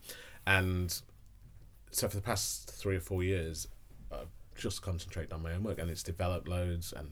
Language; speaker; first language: English; native; English